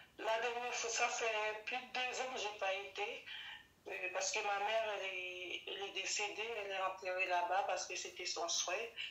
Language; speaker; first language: French; early bilingual, other home language; Haitian Creole